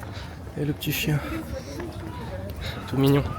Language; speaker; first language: French; native; French